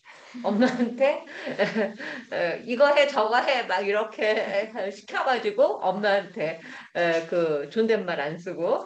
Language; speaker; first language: Korean; native; Korean